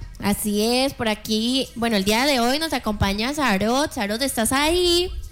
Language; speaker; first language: Spanish; native; Spanish